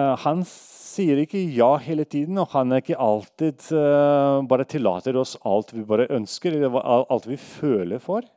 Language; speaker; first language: Norwegian; non-native, fluent; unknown